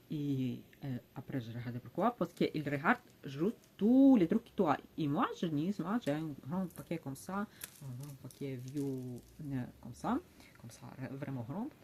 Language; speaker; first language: French; non-native, learner; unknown